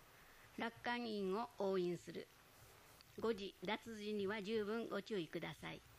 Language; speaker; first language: Japanese; native; Japanese